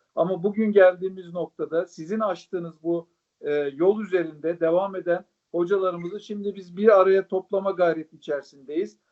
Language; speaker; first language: Turkish; native; Turkish